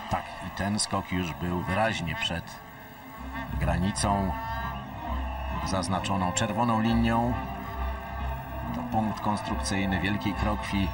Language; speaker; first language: Polish; native; Polish